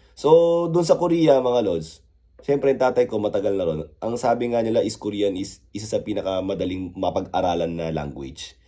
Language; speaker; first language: Filipino; early bilingual, other home language; Korean